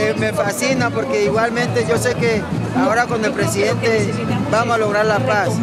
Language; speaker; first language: Spanish; native; Spanish